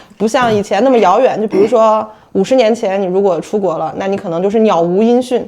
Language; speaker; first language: Chinese; native; Chinese